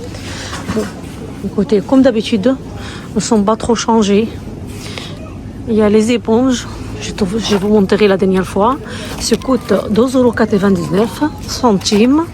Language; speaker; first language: French; non-native, learner; Arabic